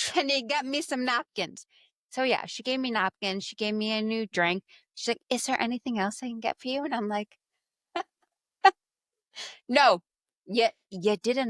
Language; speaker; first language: English; native; English